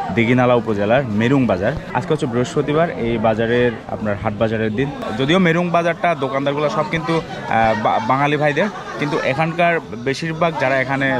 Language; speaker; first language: Bangla; native; Bangla